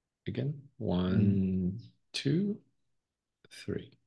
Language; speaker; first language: English; non-native, fluent; French